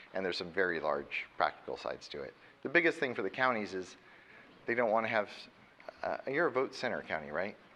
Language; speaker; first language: English; native; English